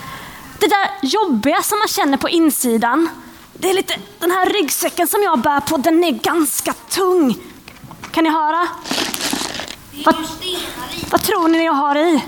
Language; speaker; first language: Swedish; native; Swedish